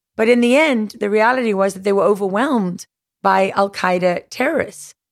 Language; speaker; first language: English; native; English